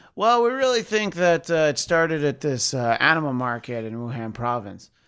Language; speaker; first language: English; native; English